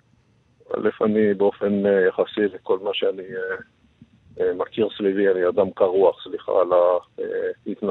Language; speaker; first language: Hebrew; native; Hebrew